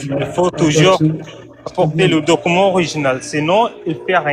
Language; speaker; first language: French; non-native, learner; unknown